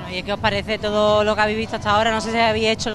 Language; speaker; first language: Spanish; native; Spanish